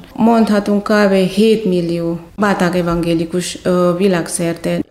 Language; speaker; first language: Hungarian; non-native, fluent; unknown